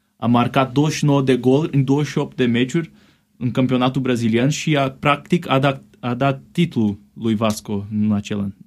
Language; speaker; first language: Romanian; non-native, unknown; Portuguese